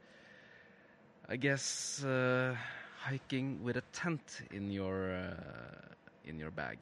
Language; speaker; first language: English; non-native, fluent; Norwegian